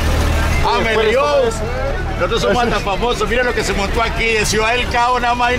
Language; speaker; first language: Spanish; native; Spanish